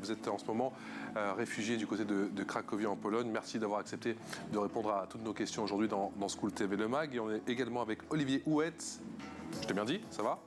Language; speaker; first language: French; native; French